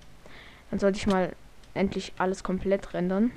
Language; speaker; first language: German; native; German